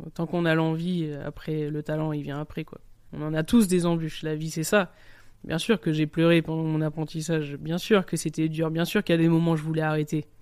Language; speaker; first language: French; native; French